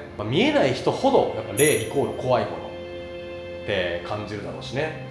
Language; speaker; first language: Japanese; native; Japanese